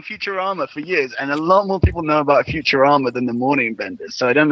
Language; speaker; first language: English; native; English